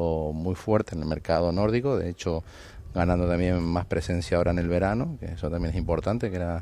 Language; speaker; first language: Spanish; native; Spanish